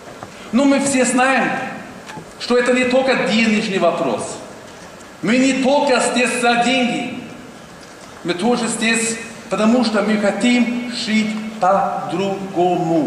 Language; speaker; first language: Russian; non-native, learner; Swedish